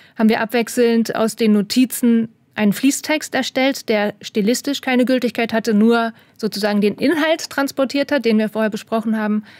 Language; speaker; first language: German; native; German